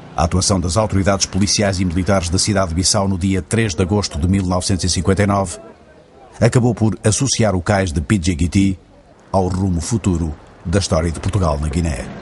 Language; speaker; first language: Portuguese; native; Portuguese